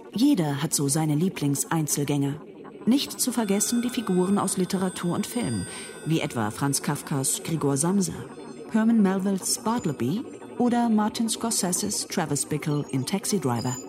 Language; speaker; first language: German; native; German